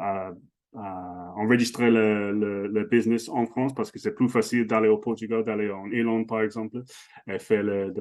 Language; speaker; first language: French; non-native, fluent; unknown